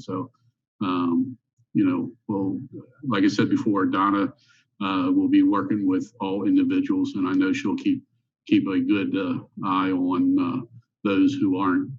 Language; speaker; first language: English; native; English